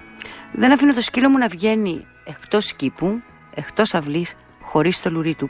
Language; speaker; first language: Greek; native; Greek